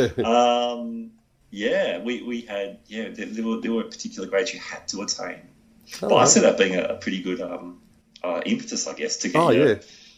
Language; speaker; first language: English; native; English